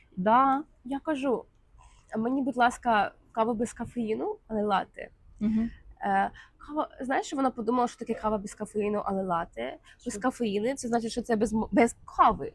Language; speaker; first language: Ukrainian; native; Ukrainian